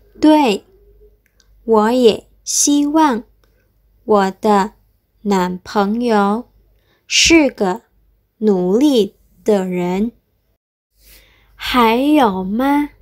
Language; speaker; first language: Chinese; non-native, fluent; Indonesian